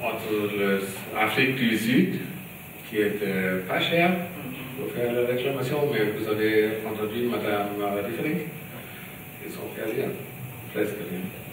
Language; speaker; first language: French; non-native, learner; German